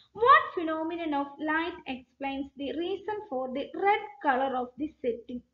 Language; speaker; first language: English; non-native, local second language; Malayalam